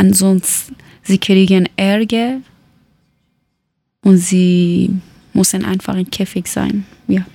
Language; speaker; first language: German; non-native, learner; Persian